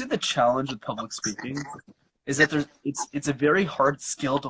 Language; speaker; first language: English; native; English